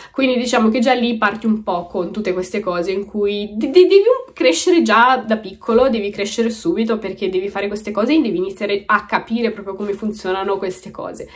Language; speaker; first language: Italian; early bilingual, other home language; Romanian